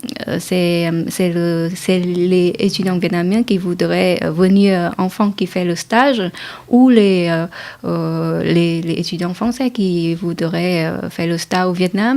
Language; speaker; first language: French; non-native, learner; Vietnamese